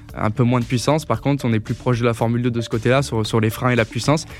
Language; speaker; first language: French; native; French